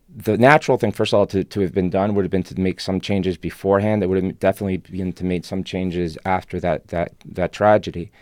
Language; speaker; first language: English; non-native, fluent; Spanish